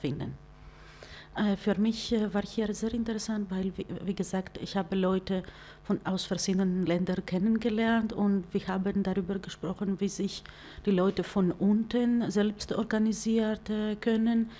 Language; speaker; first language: German; non-native, fluent; Greek